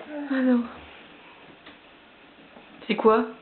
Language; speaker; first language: French; native; French